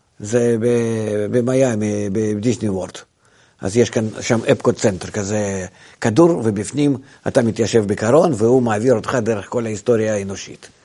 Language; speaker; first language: Hebrew; non-native, fluent; Russian